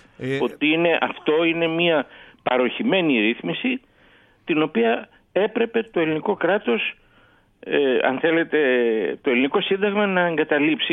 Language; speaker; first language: Greek; native; Greek